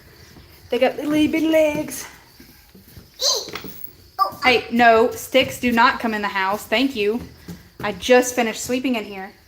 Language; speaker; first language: English; native; English